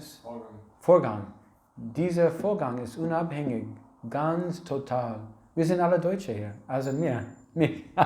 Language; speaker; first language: German; non-native, learner; English